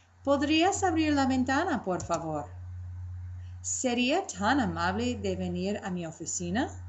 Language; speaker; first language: Spanish; non-native, fluent; English